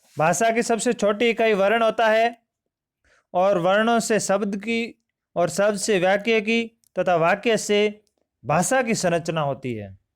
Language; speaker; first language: Hindi; native; Hindi